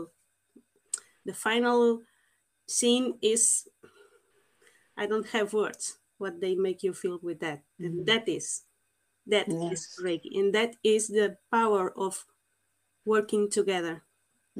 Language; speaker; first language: English; non-native, fluent; Portuguese